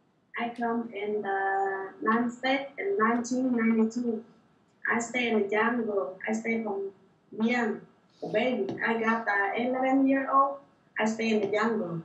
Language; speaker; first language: English; non-native, learner; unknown